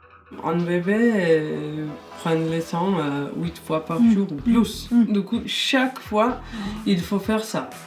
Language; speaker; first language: French; non-native, fluent; Spanish